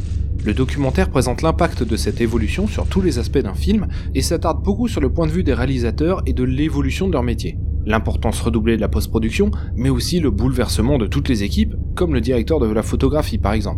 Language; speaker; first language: French; native; French